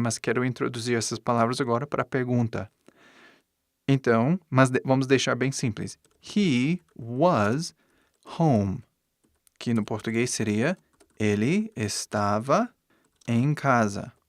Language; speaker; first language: Portuguese; non-native, fluent; English